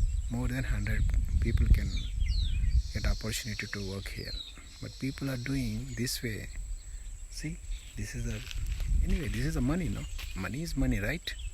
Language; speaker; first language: English; non-native, local second language; Telugu